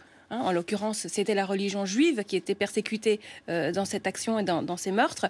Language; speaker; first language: French; native; French